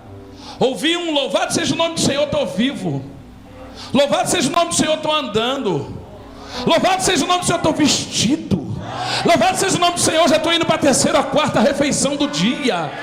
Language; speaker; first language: Portuguese; native; Portuguese